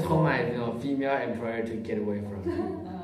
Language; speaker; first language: English; non-native, learner; Chinese